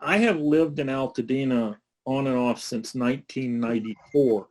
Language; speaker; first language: English; native; English